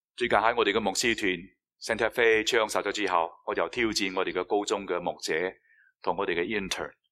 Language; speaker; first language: Cantonese; non-native, fluent; Chinese